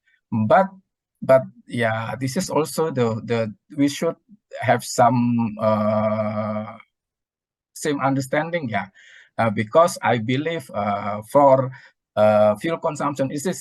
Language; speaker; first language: English; non-native, learner; Indonesian